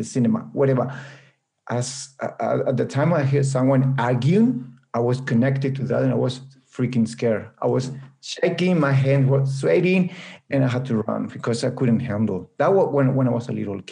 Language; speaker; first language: English; non-native, fluent; Spanish